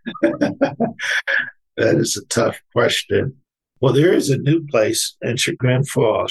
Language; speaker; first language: English; native; English